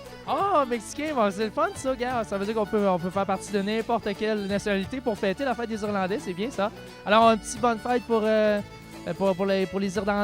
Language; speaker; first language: French; native; French